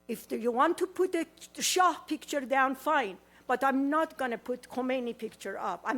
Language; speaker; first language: English; non-native, learner; Persian